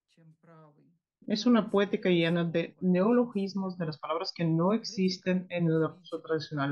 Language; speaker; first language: Spanish; non-native, fluent; Russian